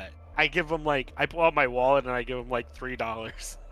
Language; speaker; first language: English; native; English